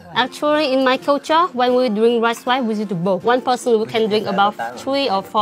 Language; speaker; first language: English; non-native, learner; Iu Mien